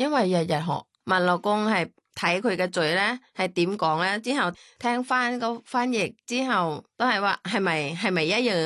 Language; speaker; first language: Cantonese; non-native, learner; Thai